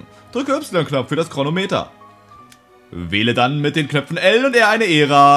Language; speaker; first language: German; native; German